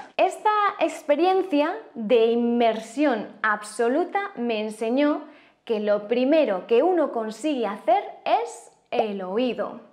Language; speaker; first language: Spanish; native; Spanish